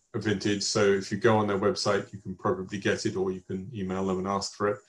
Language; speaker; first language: English; native; English